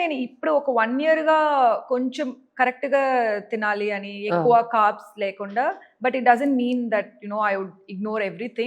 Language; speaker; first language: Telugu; non-native, learner; Tamil